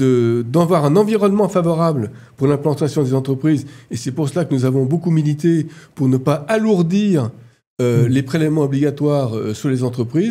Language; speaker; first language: French; native; French